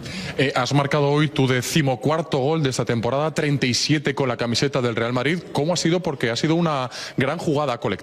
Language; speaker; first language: Spanish; native; Spanish